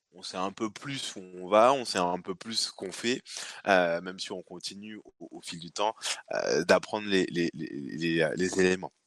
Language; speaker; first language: French; native; French